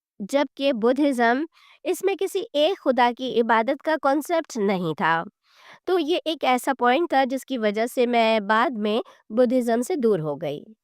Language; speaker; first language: Urdu; native; Urdu